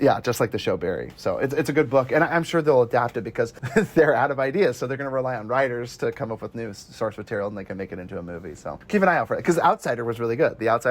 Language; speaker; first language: English; native; English